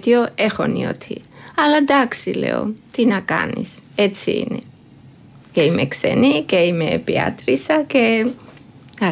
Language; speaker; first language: Greek; non-native, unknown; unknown